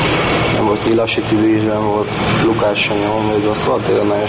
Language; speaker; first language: Hungarian; native; Hungarian